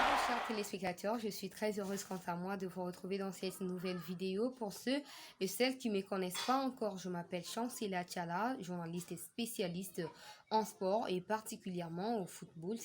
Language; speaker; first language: French; non-native, local second language; Lingala